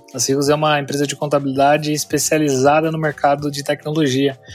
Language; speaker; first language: Portuguese; native; Portuguese